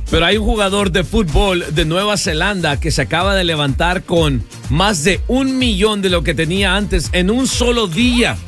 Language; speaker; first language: Spanish; early bilingual, heritage; Spanish